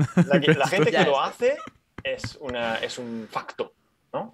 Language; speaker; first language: Spanish; non-native, fluent; Italian